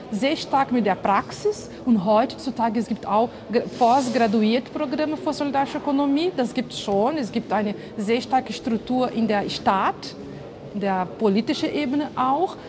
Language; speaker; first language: German; non-native, fluent; Portuguese